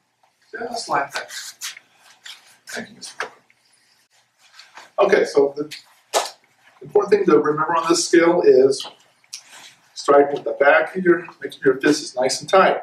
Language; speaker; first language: English; native; English